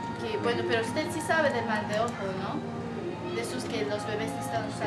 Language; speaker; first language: Spanish; non-native, learner; English